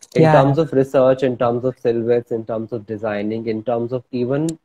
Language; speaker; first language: English; non-native, local second language; Hindi